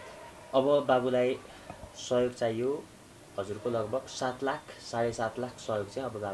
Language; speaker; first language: Nepali; native; Nepali